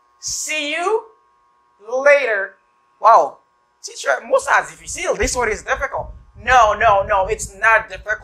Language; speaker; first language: English; non-native, fluent; Haitian Creole